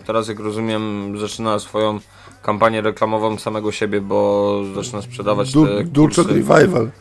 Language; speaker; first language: Polish; native; Polish